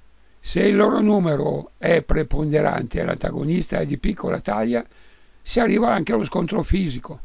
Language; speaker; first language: Italian; native; Italian